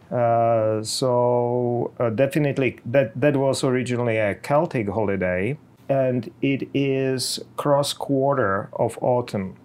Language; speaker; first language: English; non-native, fluent; Czech